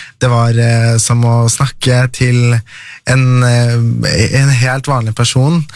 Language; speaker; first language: Norwegian; early bilingual, other home language; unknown